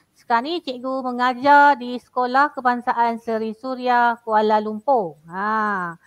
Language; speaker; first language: Malay; native; Malay